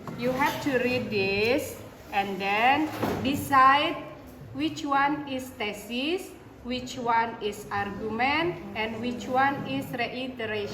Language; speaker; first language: English; non-native, fluent; Indonesian